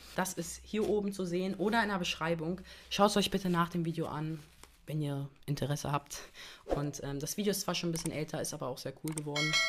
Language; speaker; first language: German; native; German